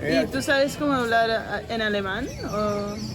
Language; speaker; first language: Spanish; non-native, learner; English